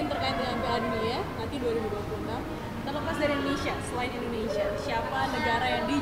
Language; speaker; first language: Indonesian; native; Indonesian